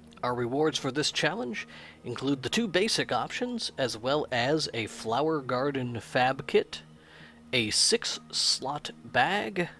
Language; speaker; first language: English; native; English